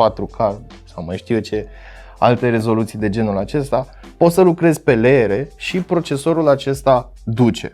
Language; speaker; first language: Romanian; native; Romanian